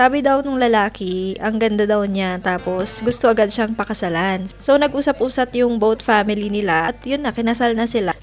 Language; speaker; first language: Filipino; native; Filipino